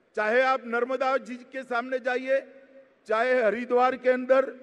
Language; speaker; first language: Hindi; non-native, local second language; Gujarati